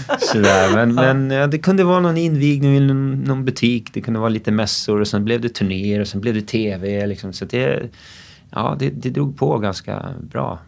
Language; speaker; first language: Swedish; early bilingual, other home language; English